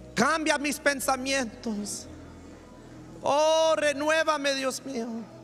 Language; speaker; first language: Spanish; early bilingual, heritage; Spanish